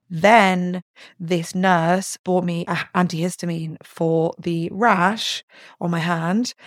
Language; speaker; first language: English; native; English